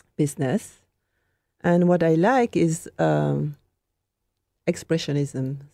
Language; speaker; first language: English; non-native, fluent; French